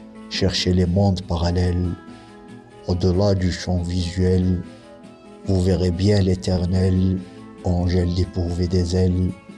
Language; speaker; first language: French; non-native, local second language; Arabic